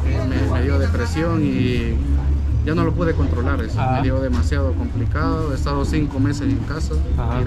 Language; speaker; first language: Spanish; native; Spanish